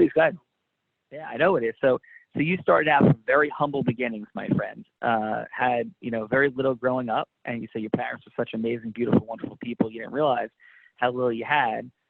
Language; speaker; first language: English; native; English